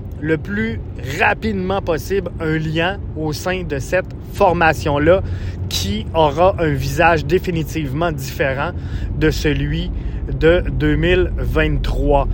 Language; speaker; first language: French; native; French